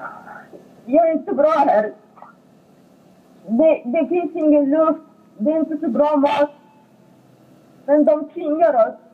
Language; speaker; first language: Swedish; non-native, learner; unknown